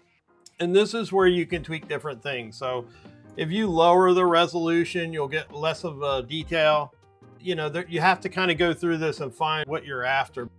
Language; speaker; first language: English; native; English